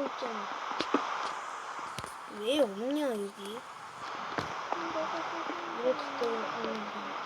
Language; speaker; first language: Korean; native; Korean